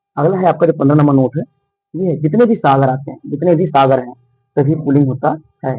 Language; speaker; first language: Hindi; native; Hindi